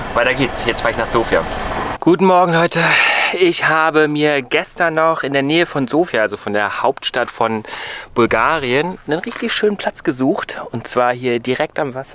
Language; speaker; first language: German; native; German